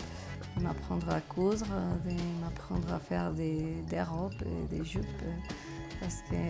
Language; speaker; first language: French; non-native, fluent; Spanish